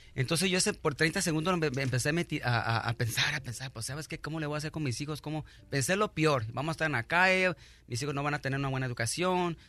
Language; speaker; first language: Spanish; native; Spanish